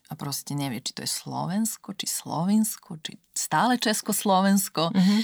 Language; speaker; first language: Slovak; non-native, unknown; Serbian